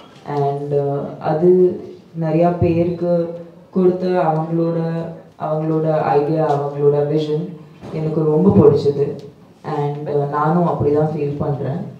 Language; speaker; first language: Tamil; non-native, fluent; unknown